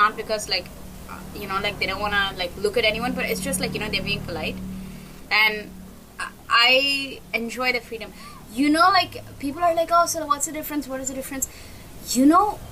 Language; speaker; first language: English; native; English